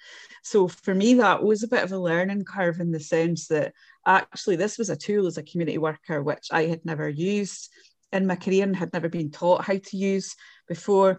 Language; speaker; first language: English; native; English